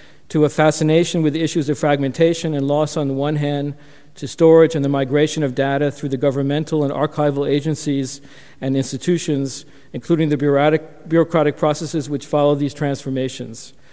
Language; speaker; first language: English; native; English